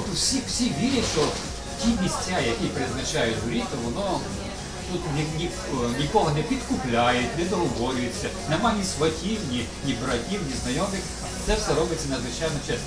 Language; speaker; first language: Ukrainian; native; Ukrainian